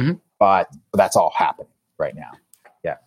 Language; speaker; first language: English; native; English